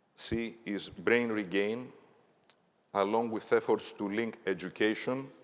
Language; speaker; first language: English; non-native, fluent; Greek